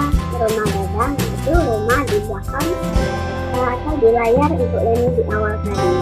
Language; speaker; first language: Indonesian; native; Indonesian